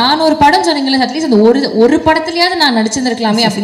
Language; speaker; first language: Tamil; native; Tamil